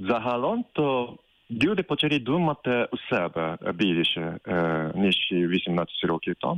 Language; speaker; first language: Ukrainian; non-native, fluent; Japanese